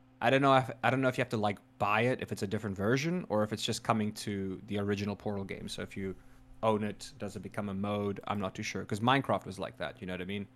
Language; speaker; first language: English; native; English